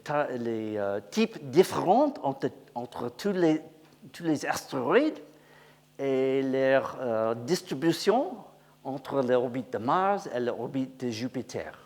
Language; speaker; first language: French; non-native, learner; English